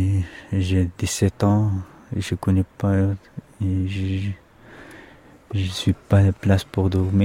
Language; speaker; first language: French; non-native, learner; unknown